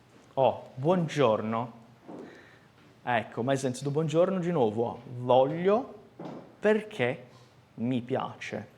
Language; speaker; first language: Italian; non-native, fluent; Portuguese